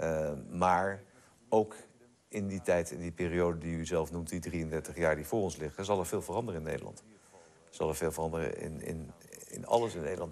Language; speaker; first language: Dutch; native; Dutch